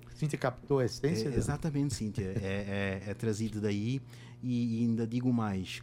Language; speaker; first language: Portuguese; non-native, local second language; Kabuverdianu